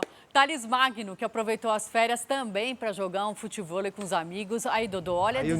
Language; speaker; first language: Portuguese; native; Portuguese